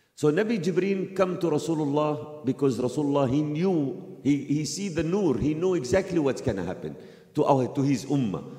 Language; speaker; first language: English; non-native, fluent; Arabic